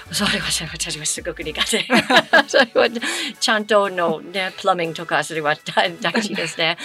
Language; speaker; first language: Japanese; non-native, fluent; English